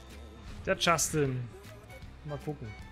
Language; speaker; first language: German; native; German